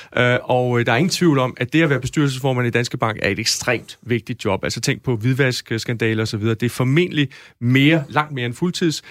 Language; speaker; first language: Danish; native; Danish